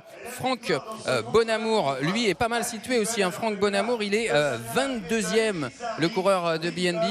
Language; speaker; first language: French; native; French